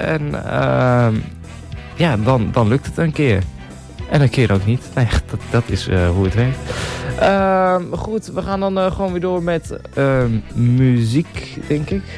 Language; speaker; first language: Dutch; native; Dutch